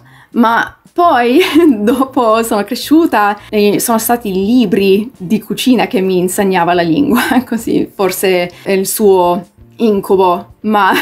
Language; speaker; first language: Italian; early bilingual, heritage; English